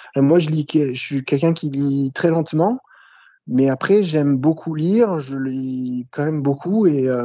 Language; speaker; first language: French; native; French